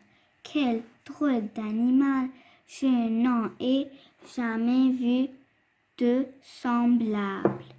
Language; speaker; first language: French; non-native, fluent; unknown